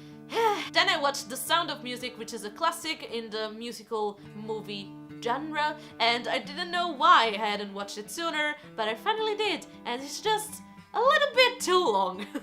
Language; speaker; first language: English; non-native, fluent; Italian